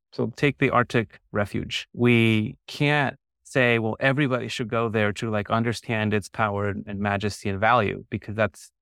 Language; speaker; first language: English; early bilingual, other home language; Spanish